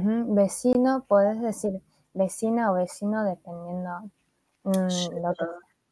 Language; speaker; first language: Spanish; non-native, fluent; Chinese